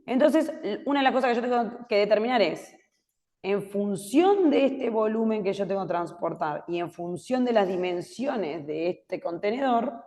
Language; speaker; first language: Spanish; native; Spanish